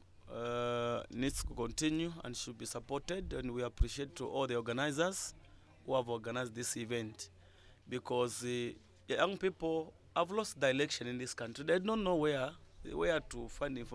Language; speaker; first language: English; non-native, local second language; Bemba